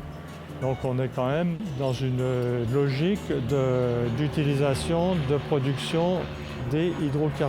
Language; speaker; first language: French; native; French